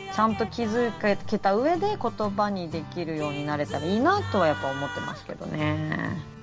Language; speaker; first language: Japanese; native; Japanese